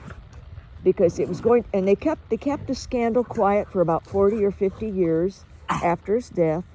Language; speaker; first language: English; native; English